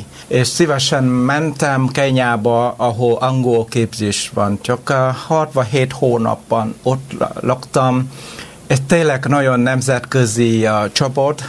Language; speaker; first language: Hungarian; non-native, learner; Vietnamese